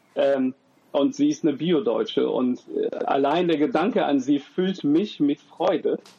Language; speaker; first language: German; early bilingual, other home language; French